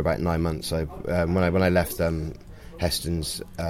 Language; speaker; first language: English; native; English